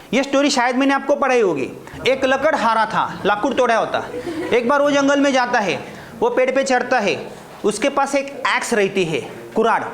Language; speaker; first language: Hindi; non-native, local second language; Marathi